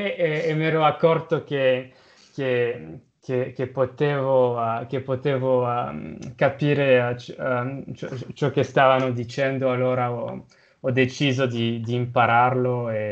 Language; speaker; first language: Italian; non-native, local second language; French